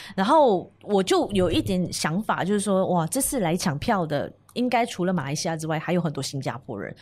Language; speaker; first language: Chinese; native; Chinese